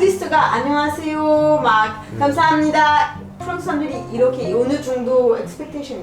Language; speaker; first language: Korean; non-native, learner; French